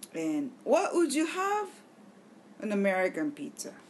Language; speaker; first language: English; non-native, learner; Japanese